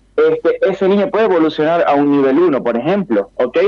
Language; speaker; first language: Spanish; native; Spanish